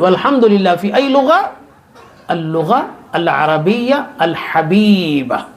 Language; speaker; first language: Arabic; non-native, learner; Urdu